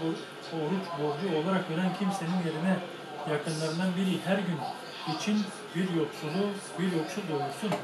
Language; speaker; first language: Turkish; native; Turkish